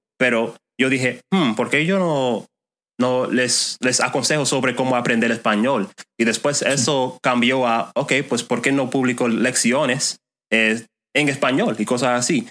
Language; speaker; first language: Spanish; non-native, fluent; English